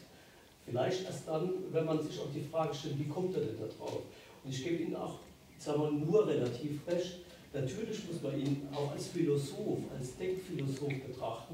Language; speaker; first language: German; native; German